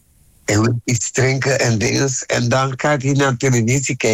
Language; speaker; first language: Dutch; non-native, local second language; Papiamento